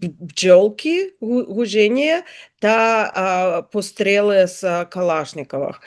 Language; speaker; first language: Ukrainian; non-native, learner; Russian